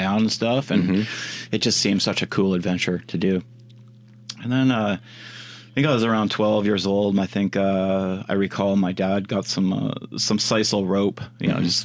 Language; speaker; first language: English; native; English